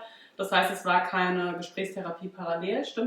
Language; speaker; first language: German; native; German